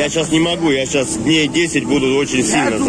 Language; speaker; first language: Russian; native; Russian